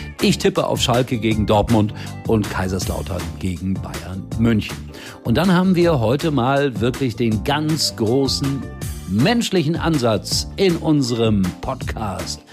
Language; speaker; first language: German; native; German